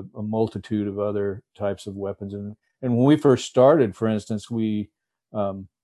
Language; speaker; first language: English; native; English